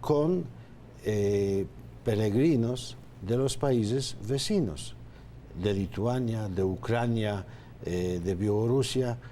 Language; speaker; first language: Spanish; non-native, fluent; Polish